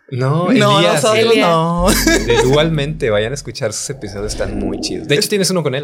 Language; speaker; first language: Spanish; native; Spanish